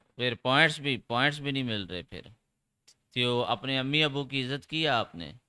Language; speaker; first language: Urdu; native; Urdu